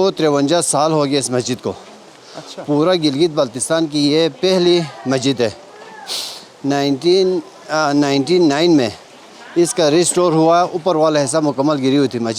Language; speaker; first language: Hindi; non-native, local second language; Balti